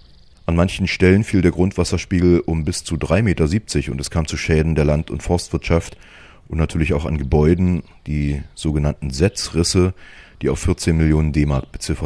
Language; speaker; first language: German; native; German